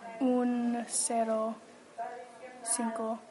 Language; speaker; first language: Spanish; non-native, learner; English